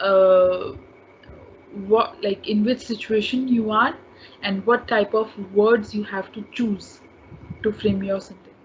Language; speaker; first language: English; non-native, local second language; Hindi